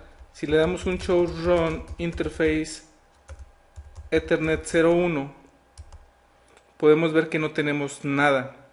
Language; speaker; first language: Spanish; native; Spanish